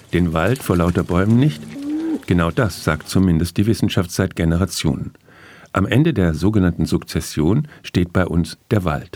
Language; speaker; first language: German; native; German